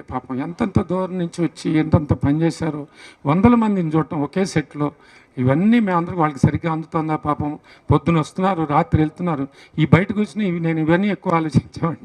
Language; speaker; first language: Telugu; native; Telugu